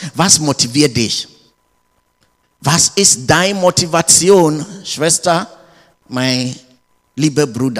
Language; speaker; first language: German; non-native, learner; English